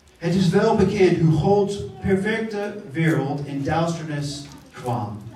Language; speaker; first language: Dutch; non-native, fluent; English